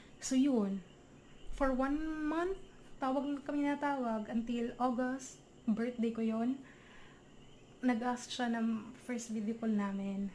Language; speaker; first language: Filipino; non-native, local second language; Cebuano